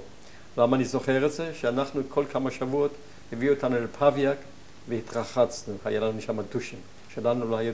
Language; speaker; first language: Hebrew; non-native, fluent; German